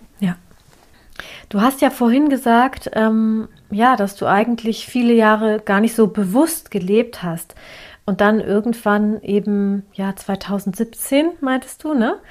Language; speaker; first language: German; early bilingual, other home language; Turkish